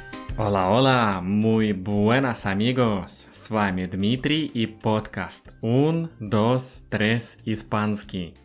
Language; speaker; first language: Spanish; non-native, fluent; Russian